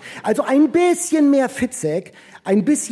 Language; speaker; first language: German; native; German